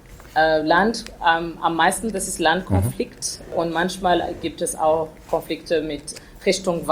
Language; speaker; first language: German; non-native, fluent; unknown